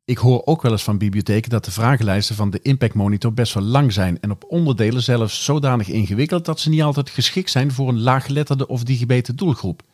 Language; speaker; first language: Dutch; native; Dutch